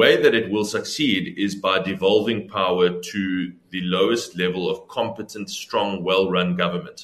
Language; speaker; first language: English; native; English